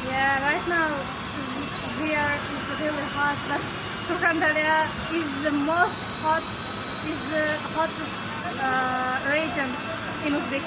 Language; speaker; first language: English; non-native, fluent; Uzbek